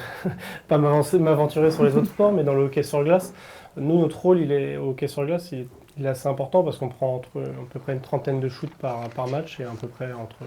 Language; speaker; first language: French; native; French